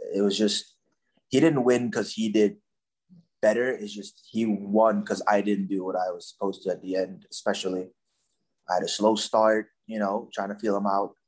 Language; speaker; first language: English; non-native, fluent; Dutch